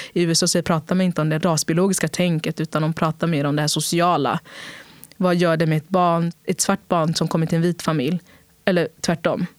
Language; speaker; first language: Swedish; early bilingual, other home language; Portuguese